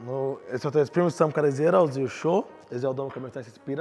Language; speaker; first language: Latvian; non-native, learner; Portuguese